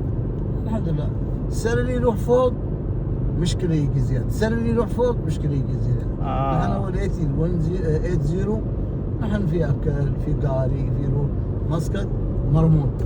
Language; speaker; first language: Arabic; non-native, learner; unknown